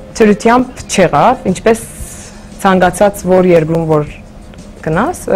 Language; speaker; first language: Armenian; early bilingual, heritage; Armenian